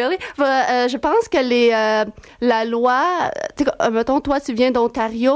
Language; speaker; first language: French; native; French